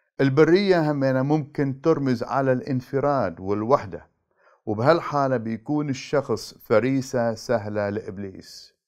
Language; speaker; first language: Arabic; native; Arabic